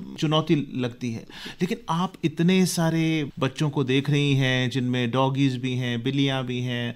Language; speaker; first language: Hindi; native; Hindi